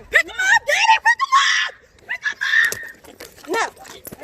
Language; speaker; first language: English; native; English